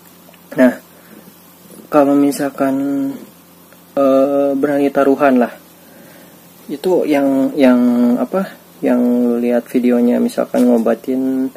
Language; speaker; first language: Indonesian; native; Indonesian